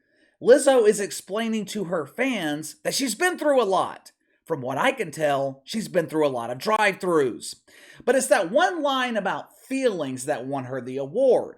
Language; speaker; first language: English; native; English